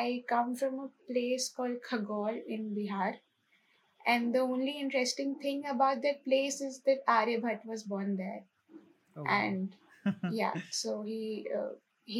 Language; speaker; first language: English; non-native, local second language; Hindi